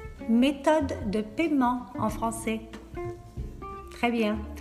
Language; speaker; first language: French; native; French